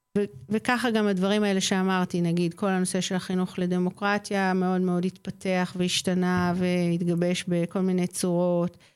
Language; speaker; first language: Hebrew; native; Hebrew